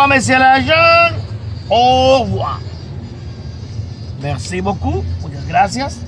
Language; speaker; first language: French; non-native, fluent; Spanish